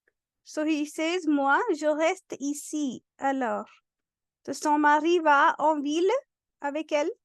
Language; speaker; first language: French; non-native, fluent; Hindi